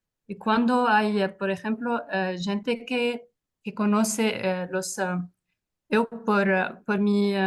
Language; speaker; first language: Spanish; non-native, fluent; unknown